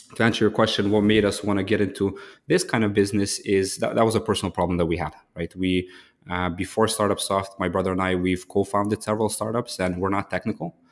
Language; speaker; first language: English; early bilingual, other home language; Ukrainian